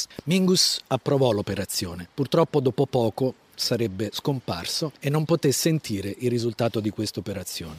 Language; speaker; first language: Italian; native; Italian